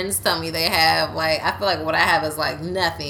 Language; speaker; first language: English; native; English